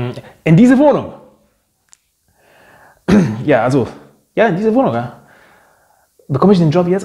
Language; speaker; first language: German; non-native, fluent; Arabic